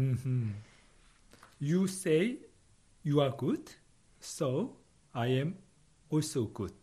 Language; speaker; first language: English; non-native, fluent; Korean